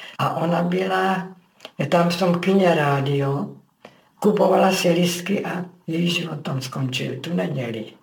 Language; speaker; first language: Czech; native; Czech